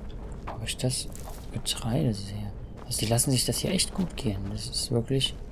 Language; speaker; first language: German; native; German